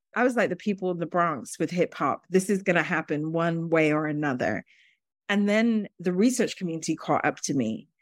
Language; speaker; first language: English; native; English